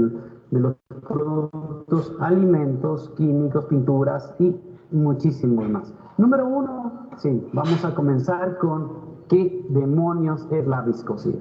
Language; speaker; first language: Spanish; native; Spanish